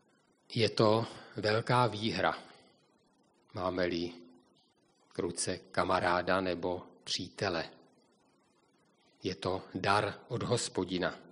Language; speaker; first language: Czech; native; Czech